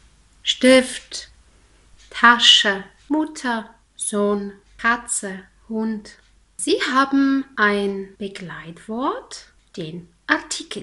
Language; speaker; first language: German; non-native, fluent; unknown